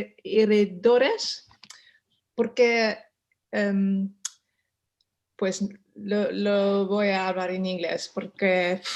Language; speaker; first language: Spanish; non-native, learner; Dutch